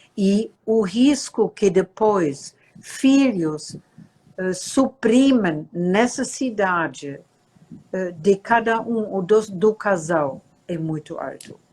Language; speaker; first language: Portuguese; non-native, fluent; German